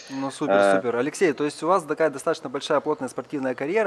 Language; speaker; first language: Russian; native; Russian